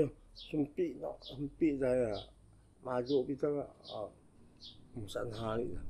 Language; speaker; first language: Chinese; non-native, local second language; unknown